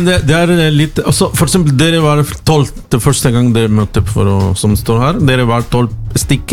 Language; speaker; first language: Norwegian; non-native, fluent; Spanish